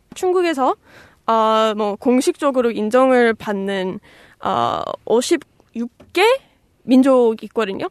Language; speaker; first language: Korean; non-native, fluent; English